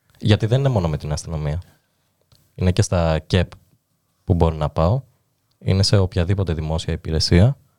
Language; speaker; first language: Greek; early bilingual, other home language; Albanian